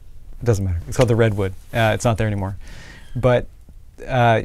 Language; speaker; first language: English; native; English